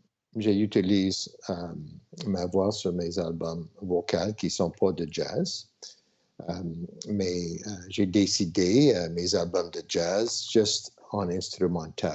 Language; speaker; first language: French; non-native, local second language; English